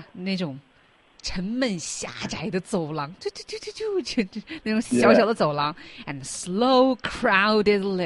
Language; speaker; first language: Chinese; native; Chinese